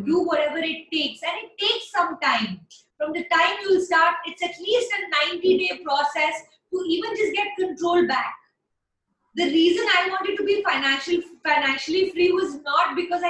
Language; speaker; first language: English; non-native, local second language; Hindi